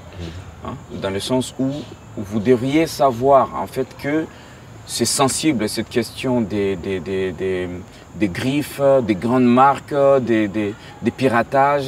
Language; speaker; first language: French; non-native, local second language; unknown